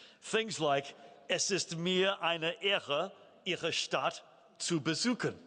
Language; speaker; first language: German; non-native, fluent; English